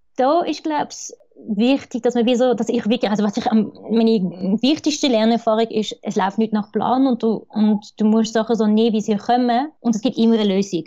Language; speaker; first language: German; early bilingual, other home language; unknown